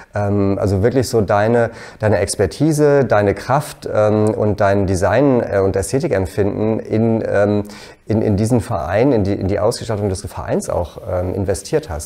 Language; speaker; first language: German; native; German